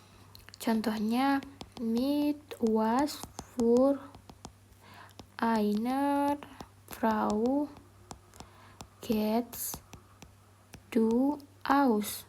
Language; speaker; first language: German; non-native, learner; Indonesian